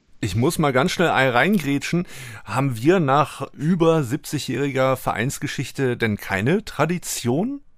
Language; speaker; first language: German; native; German